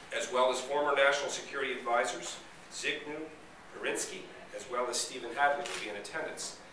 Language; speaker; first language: English; native; English